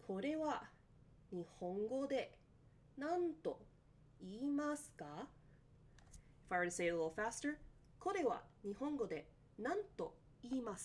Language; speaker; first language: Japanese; non-native, fluent; English